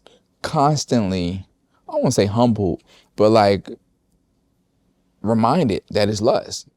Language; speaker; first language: English; native; English